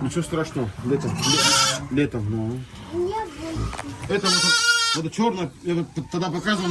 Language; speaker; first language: Russian; native; Russian